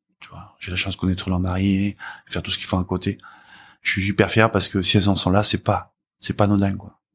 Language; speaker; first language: French; early bilingual, other home language; Korean